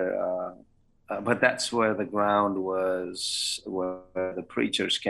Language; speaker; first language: English; non-native, local second language; Kannada